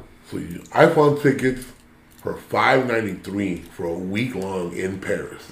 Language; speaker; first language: English; early bilingual, other home language; Spanish